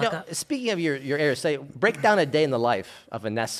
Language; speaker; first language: English; native; English